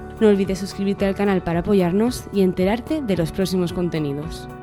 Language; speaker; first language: Spanish; native; Spanish